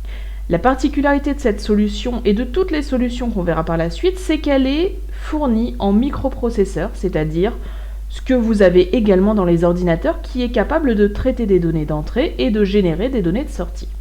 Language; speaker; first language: French; native; French